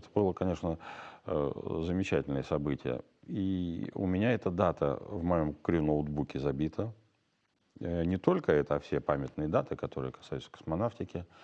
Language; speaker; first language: Russian; native; Russian